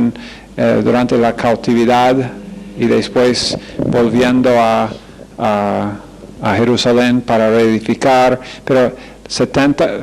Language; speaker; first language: Spanish; non-native, fluent; English